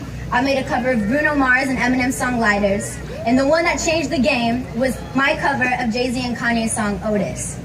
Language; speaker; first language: English; native; English